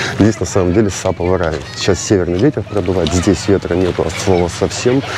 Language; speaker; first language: Russian; native; Russian